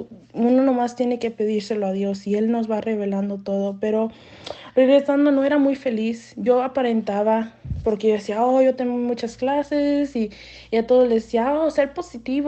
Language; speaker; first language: Spanish; native; Spanish